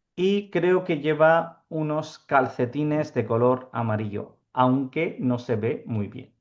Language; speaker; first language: Spanish; non-native, fluent; Urdu